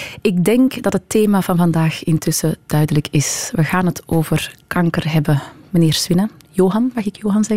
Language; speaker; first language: Dutch; native; Dutch